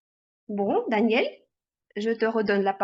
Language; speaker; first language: French; non-native, learner; Russian